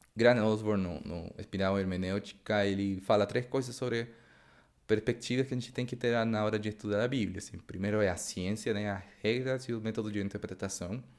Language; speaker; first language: Portuguese; non-native, fluent; Spanish